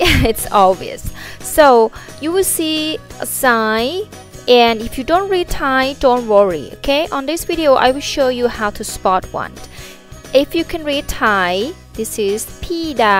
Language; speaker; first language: English; non-native, fluent; Thai